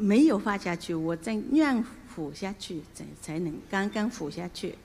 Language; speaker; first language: Chinese; non-native, local second language; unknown